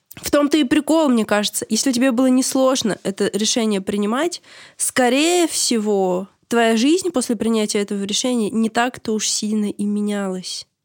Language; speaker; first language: Russian; native; Russian